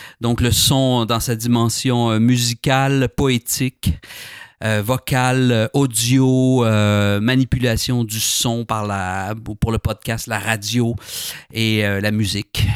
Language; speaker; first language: French; native; French